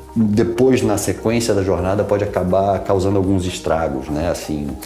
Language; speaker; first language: Portuguese; native; Portuguese